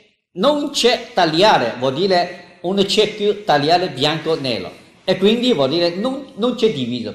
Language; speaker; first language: Italian; non-native, learner; Chinese